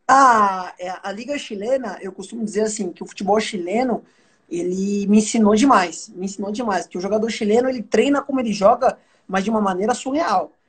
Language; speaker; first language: Portuguese; native; Portuguese